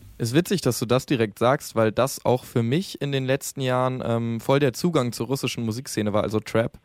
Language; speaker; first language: German; native; German